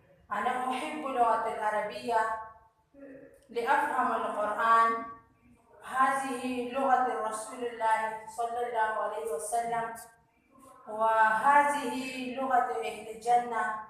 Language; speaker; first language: Arabic; non-native, learner; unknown